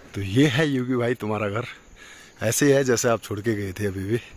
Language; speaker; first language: Hindi; native; Hindi